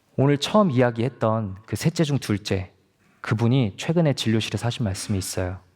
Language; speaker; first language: Korean; native; Korean